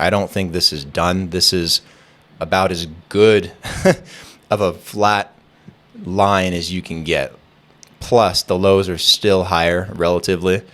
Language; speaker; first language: English; native; English